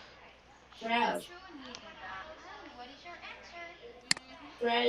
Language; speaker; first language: English; non-native, learner; Vietnamese